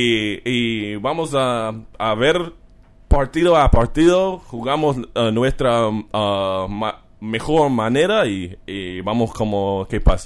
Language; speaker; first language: Spanish; non-native, learner; English